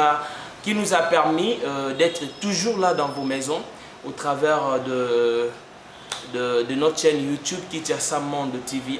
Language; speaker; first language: French; non-native, local second language; Lingala